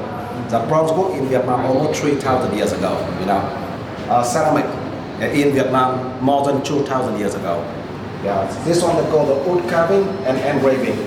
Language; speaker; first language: English; non-native, fluent; Vietnamese